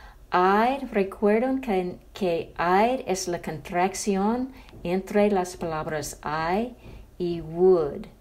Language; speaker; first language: Spanish; non-native, fluent; English